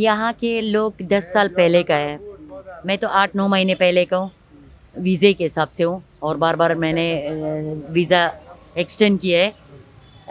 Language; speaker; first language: Hindi; non-native, fluent; Pashto